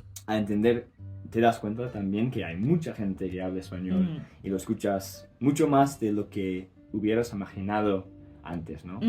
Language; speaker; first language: Spanish; non-native, fluent; English